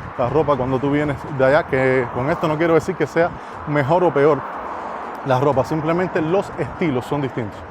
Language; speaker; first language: Spanish; native; Spanish